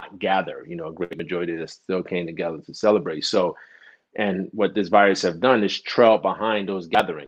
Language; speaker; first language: English; native; English